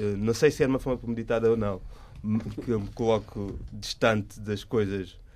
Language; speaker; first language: Portuguese; native; Portuguese